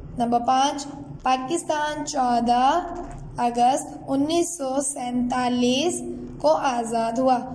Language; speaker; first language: Urdu; native; Urdu